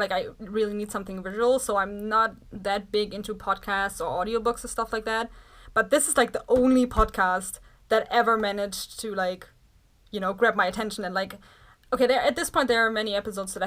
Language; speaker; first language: English; non-native, fluent; German